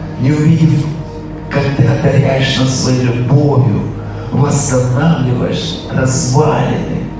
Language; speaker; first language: Russian; native; Russian